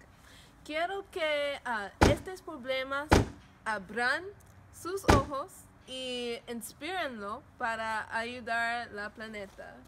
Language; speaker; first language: Spanish; non-native, learner; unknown